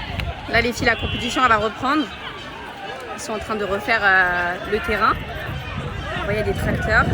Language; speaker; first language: French; native; French